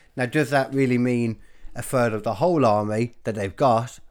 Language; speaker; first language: English; native; English